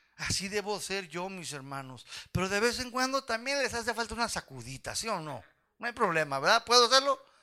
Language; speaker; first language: Spanish; early bilingual, heritage; Spanish